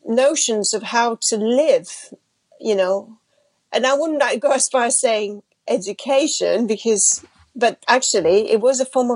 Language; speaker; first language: English; non-native, fluent; French